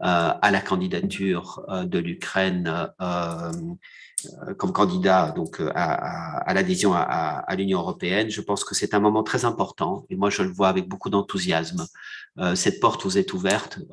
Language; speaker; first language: French; native; French